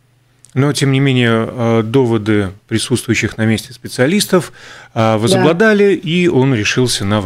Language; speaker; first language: Russian; native; Russian